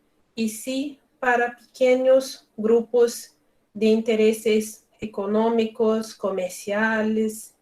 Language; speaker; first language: Spanish; non-native, learner; Portuguese